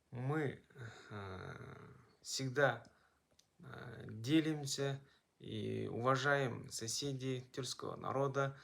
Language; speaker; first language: Russian; non-native, local second language; Kazakh